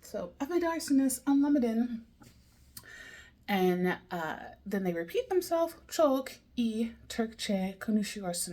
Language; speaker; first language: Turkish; non-native, learner; English